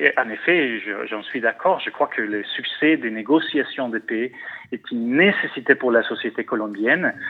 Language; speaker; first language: French; non-native, fluent; Spanish